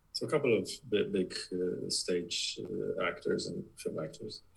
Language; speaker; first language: English; non-native, fluent; Polish